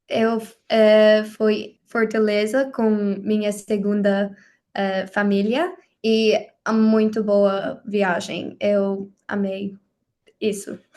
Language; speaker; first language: Portuguese; non-native, learner; English